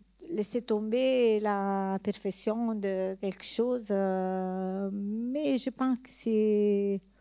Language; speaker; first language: French; non-native, learner; Italian